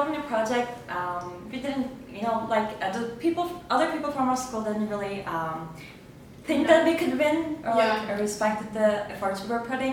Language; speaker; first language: English; non-native, fluent; Turkish